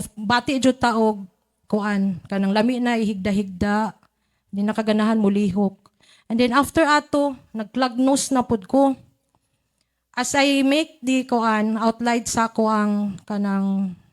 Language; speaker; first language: Cebuano; native; Cebuano